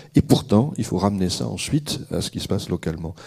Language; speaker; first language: French; native; French